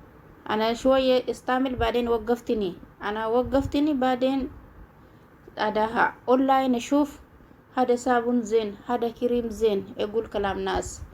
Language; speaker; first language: Arabic; non-native, learner; Oromo